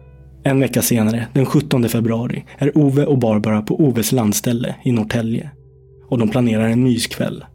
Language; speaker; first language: Swedish; native; Swedish